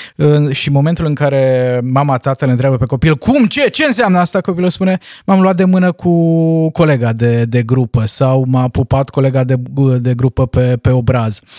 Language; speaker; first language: Romanian; non-native, local second language; Hungarian